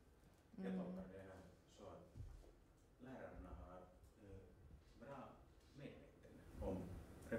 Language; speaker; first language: Swedish; non-native, local second language; Finnish